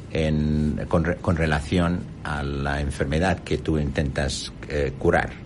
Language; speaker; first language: Spanish; non-native, fluent; Arabic